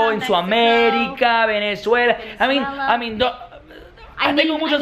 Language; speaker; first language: Spanish; non-native, learner; English